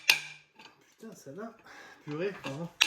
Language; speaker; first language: French; native; French